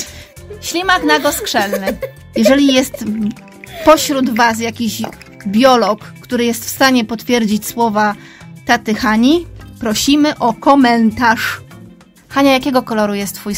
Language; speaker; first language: Polish; native; Polish